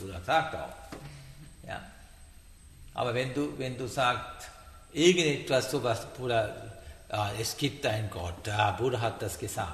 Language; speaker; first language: German; non-native, learner; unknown